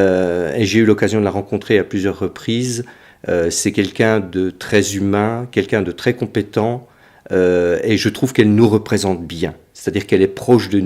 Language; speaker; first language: French; native; French